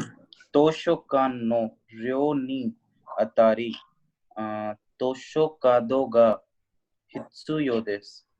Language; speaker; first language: Japanese; non-native, learner; Hindi